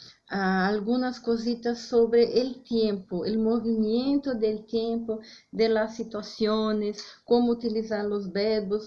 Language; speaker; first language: Spanish; non-native, fluent; Portuguese